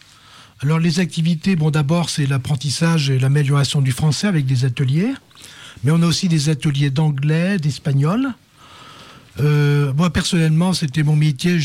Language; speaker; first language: French; native; French